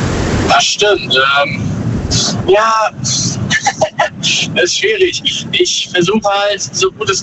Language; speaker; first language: German; native; German